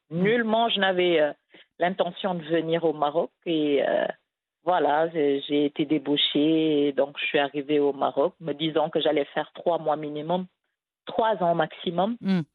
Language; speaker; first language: French; non-native, local second language; Wolof